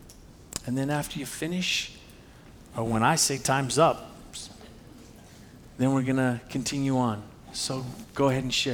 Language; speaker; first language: English; native; English